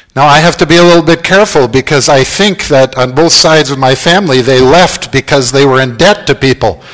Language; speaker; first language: English; native; English